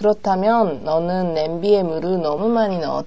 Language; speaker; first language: Korean; non-native, learner; Japanese